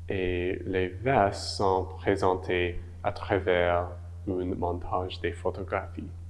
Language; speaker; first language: French; non-native, local second language; English